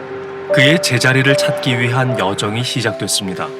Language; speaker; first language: Korean; native; Korean